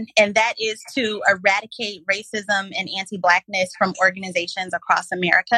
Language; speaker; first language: English; native; English